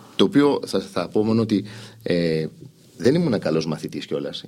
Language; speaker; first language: Greek; early bilingual, heritage; Greek